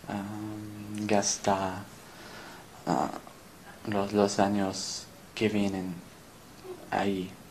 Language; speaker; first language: Spanish; non-native, learner; English